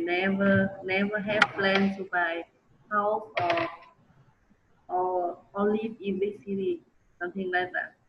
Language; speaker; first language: English; non-native, learner; Vietnamese